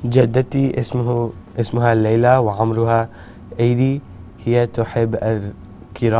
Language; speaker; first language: Arabic; non-native, learner; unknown